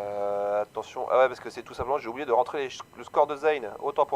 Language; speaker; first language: French; native; French